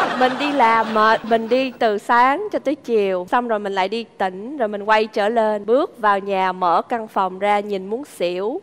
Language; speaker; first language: Vietnamese; native; Vietnamese